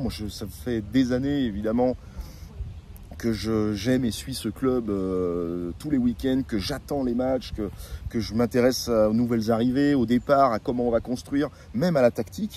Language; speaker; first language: French; native; French